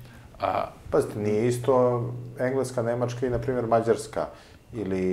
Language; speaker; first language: Serbian; native; Serbian